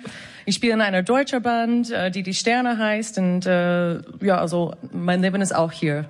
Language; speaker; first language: German; non-native, fluent; English